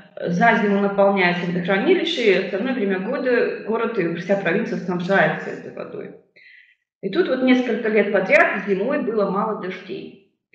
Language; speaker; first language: Russian; native; Russian